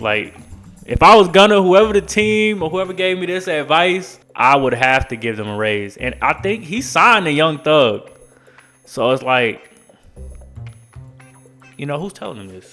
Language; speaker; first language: English; native; English